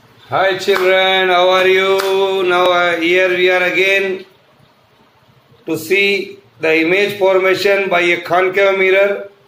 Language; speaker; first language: English; non-native, local second language; Hindi